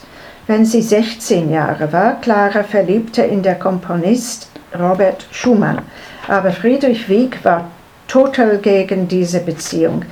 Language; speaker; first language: German; non-native, learner; English